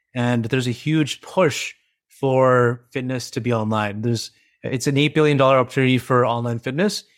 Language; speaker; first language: English; early bilingual, other home language; Hindi